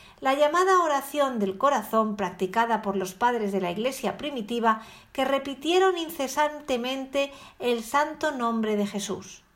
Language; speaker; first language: Spanish; native; Spanish